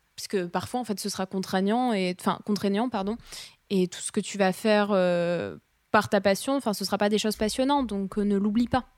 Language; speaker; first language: French; native; French